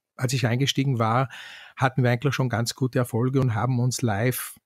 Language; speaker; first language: German; native; German